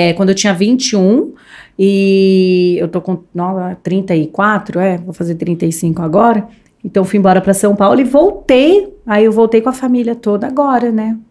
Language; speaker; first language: Portuguese; native; Portuguese